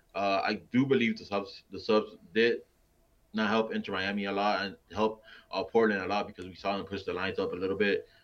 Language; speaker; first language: English; native; English